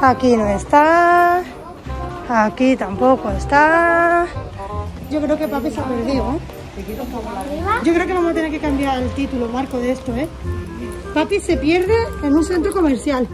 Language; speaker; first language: Spanish; native; Spanish